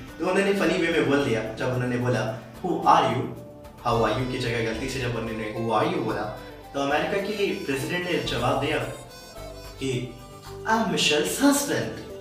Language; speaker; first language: Hindi; native; Hindi